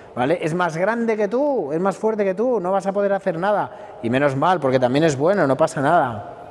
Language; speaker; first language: Spanish; non-native, local second language; Catalan